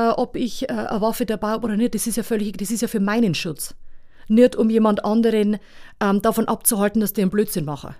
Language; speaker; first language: German; native; German